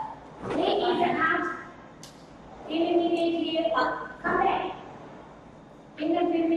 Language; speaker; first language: English; non-native, learner; Vietnamese